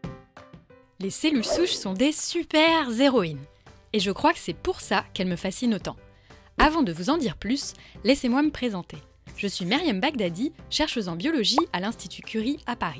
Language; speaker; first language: French; early bilingual, other home language; Arabic